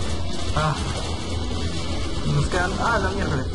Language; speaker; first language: Spanish; native; Spanish